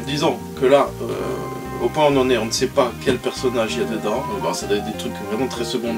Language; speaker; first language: French; native; French